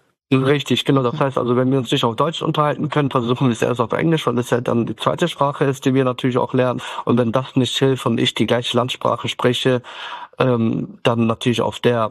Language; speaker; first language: German; early bilingual, other home language; Turkish